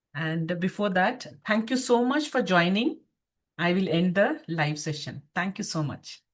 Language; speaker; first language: English; non-native, local second language; Kannada